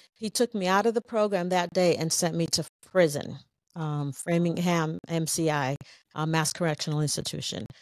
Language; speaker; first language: English; native; English